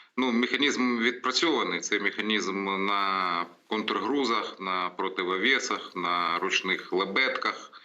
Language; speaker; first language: Ukrainian; non-native, local second language; Russian